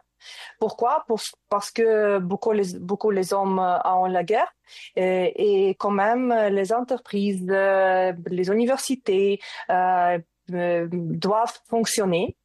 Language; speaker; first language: French; non-native, learner; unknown